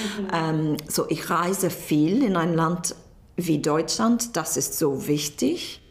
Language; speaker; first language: German; non-native, learner; English